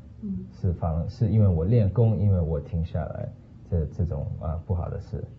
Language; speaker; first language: Chinese; early bilingual, heritage; Chinese